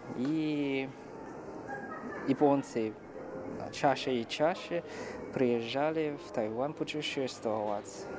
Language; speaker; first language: Russian; non-native, fluent; Chinese